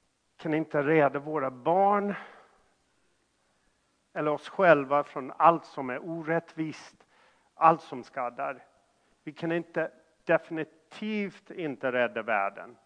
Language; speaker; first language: Swedish; non-native, fluent; English